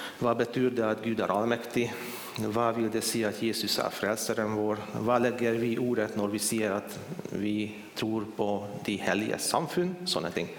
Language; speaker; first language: Swedish; non-native, fluent; Hungarian